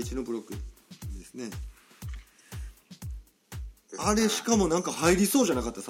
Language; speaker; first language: Japanese; native; Japanese